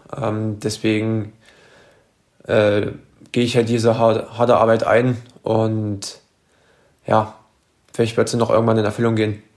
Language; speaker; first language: German; native; German